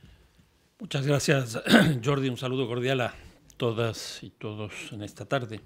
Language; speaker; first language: Spanish; native; Spanish